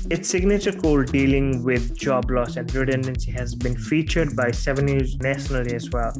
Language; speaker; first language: English; non-native, fluent; Nepali